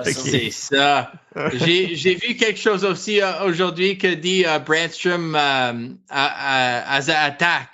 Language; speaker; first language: French; non-native, learner; English